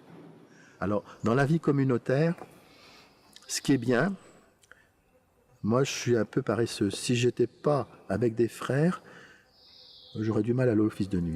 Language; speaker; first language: French; native; French